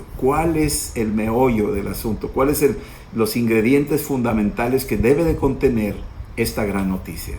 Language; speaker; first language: Spanish; native; Spanish